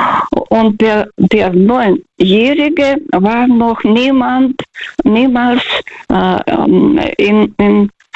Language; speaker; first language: German; early bilingual, other home language; Russian